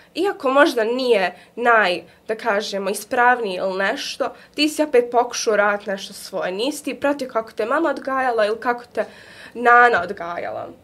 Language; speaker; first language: Bosnian; native; Bosnian